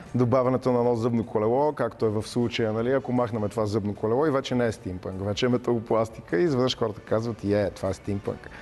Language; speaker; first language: Bulgarian; native; Bulgarian